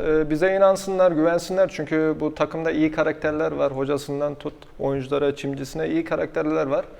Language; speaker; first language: Turkish; early bilingual, heritage; Turkish